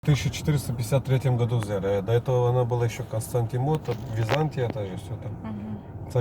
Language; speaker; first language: Russian; non-native, local second language; Kyrgyz